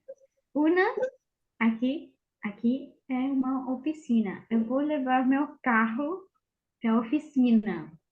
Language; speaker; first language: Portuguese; non-native, fluent; Spanish